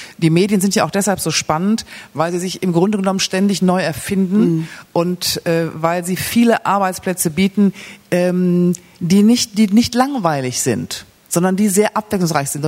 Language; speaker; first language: German; native; German